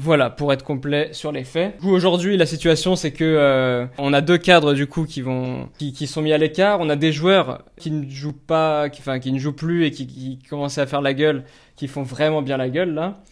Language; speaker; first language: French; native; French